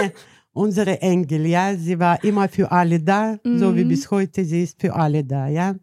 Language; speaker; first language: German; non-native, learner; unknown